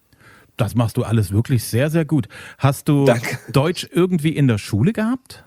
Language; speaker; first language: German; native; German